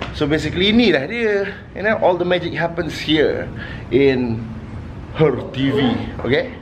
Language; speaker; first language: English; non-native, local second language; Malay